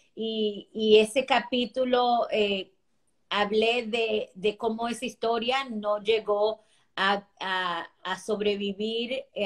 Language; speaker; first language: Spanish; early bilingual, heritage; Spanish